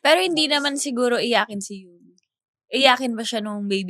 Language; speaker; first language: Filipino; native; Filipino